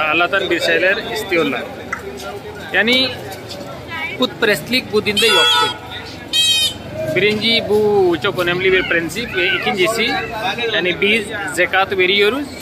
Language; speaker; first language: Turkish; non-native, fluent; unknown